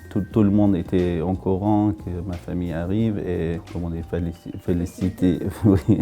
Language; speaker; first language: French; non-native, fluent; Pashto